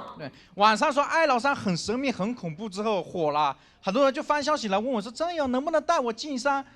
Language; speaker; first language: Chinese; non-native, local second language; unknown